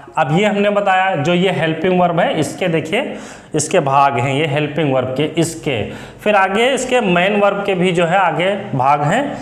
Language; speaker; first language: Hindi; native; Hindi